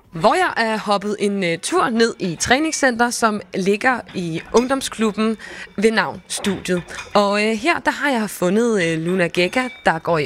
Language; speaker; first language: Danish; native; Danish